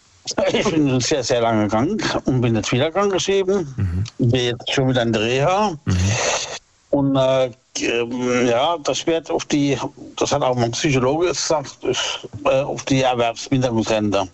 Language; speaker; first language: German; native; German